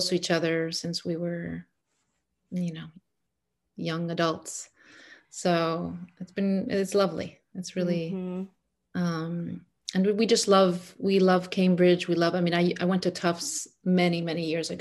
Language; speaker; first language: English; non-native, fluent; Arabic